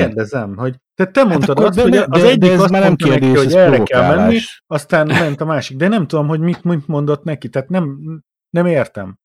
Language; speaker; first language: Hungarian; native; Hungarian